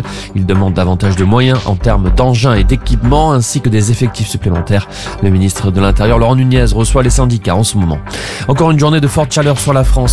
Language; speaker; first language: French; native; French